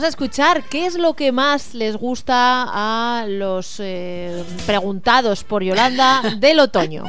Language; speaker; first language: Spanish; native; Spanish